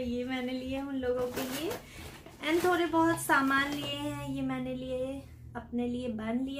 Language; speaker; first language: Hindi; native; Hindi